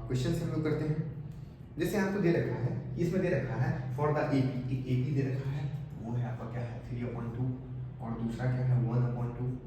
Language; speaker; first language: Hindi; native; Hindi